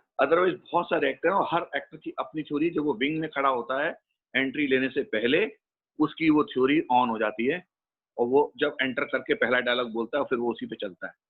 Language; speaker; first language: Hindi; native; Hindi